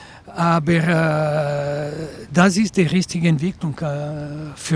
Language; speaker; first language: German; non-native, local second language; Italian